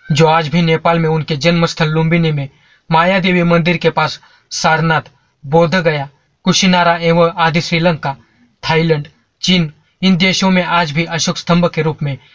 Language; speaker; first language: Hindi; non-native, local second language; Marathi